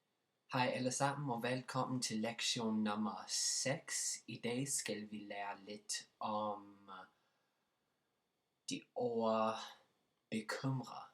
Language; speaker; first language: Danish; non-native, learner; English